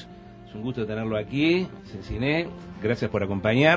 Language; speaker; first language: Spanish; native; Spanish